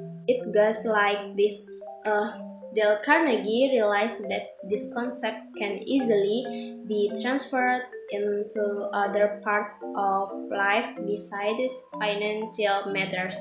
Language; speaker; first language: English; non-native, fluent; Indonesian